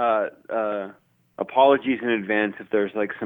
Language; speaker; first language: English; native; English